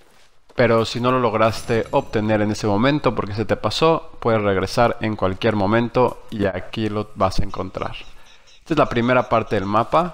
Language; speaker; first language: Spanish; native; Spanish